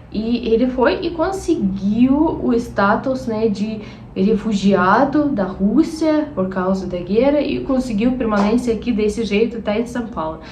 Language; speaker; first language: Portuguese; non-native, fluent; Russian